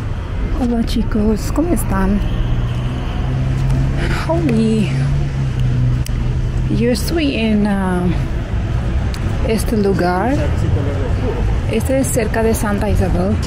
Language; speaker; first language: Spanish; non-native, learner; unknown